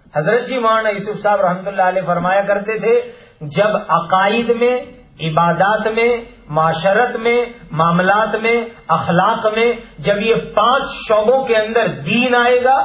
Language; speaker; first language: Urdu; non-native, local second language; Gujarati